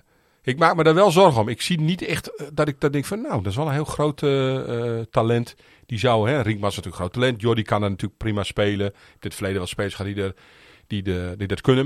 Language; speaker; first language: Dutch; native; Dutch